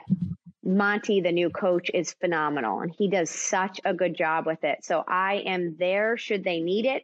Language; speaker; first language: English; native; English